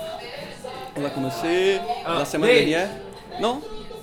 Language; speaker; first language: French; non-native, learner; Portuguese